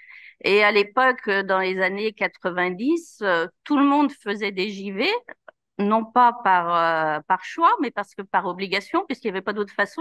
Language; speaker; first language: French; native; French